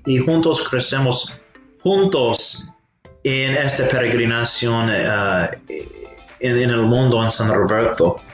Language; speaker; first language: Spanish; non-native, fluent; English